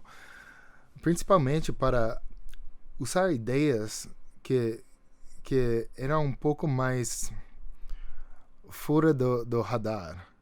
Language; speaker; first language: Portuguese; non-native, fluent; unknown